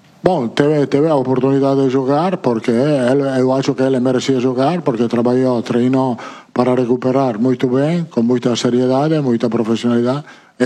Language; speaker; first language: Portuguese; non-native, fluent; Italian